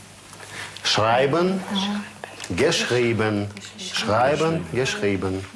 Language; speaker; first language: German; non-native, fluent; Russian